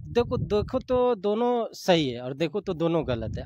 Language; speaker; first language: Hindi; native; Hindi